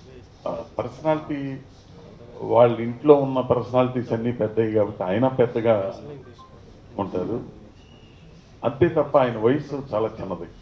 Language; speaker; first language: Telugu; native; Telugu